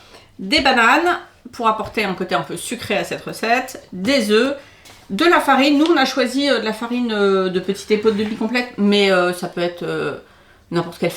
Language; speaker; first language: French; native; French